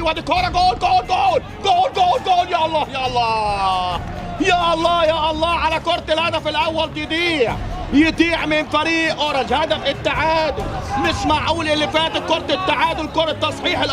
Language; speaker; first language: Arabic; native; Arabic